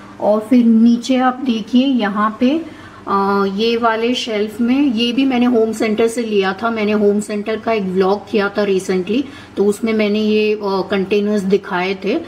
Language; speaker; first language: Hindi; non-native, local second language; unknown